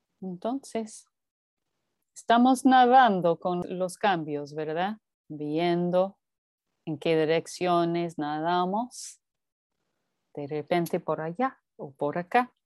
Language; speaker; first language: Spanish; non-native, fluent; English